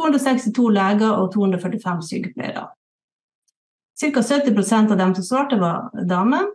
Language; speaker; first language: Norwegian; native; Norwegian